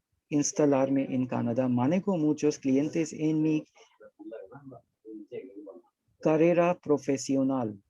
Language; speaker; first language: Spanish; non-native, learner; Hindi